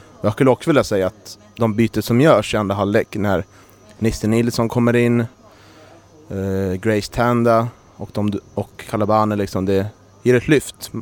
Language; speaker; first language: Swedish; native; Swedish